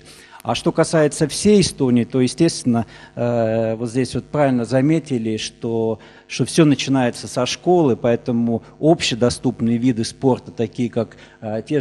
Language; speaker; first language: Russian; native; Russian